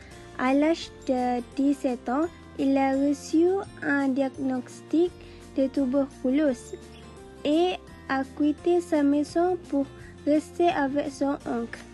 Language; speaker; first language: French; non-native, learner; Malay